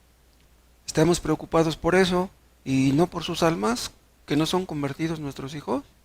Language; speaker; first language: Spanish; native; Spanish